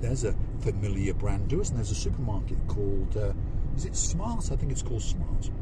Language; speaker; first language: English; native; English